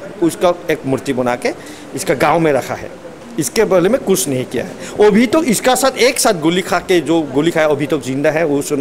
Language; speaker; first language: Hindi; non-native, local second language; Assamese